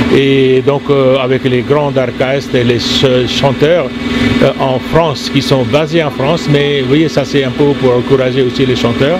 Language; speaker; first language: French; non-native, fluent; Punjabi